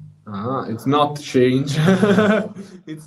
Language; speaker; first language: English; non-native, learner; Italian